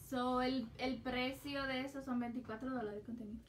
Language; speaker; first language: Spanish; early bilingual, heritage; Spanish